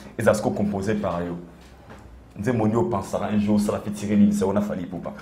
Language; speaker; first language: French; non-native, local second language; Lingala